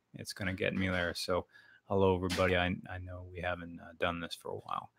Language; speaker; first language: English; native; English